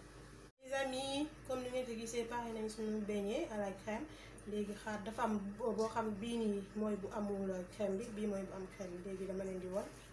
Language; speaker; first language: French; non-native, local second language; Wolof